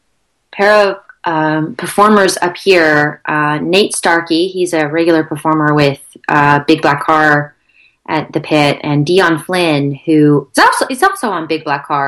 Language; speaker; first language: English; native; English